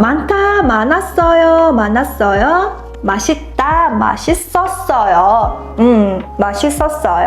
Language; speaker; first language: Korean; non-native, fluent; Mongolian